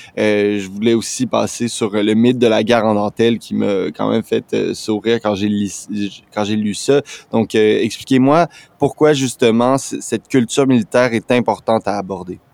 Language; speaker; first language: French; native; French